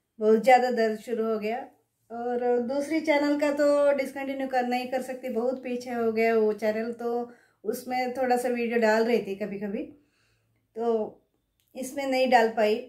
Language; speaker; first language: Hindi; non-native, local second language; Kannada